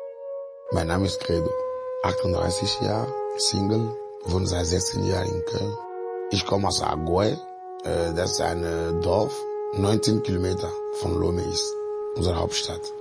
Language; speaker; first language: German; non-native, learner; Ewe